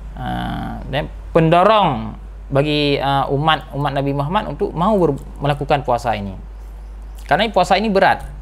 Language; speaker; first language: Malay; non-native, local second language; Achinese